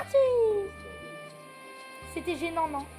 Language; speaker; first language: French; native; French